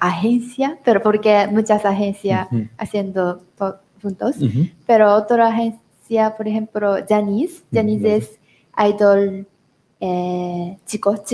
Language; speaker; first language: Spanish; non-native, learner; Japanese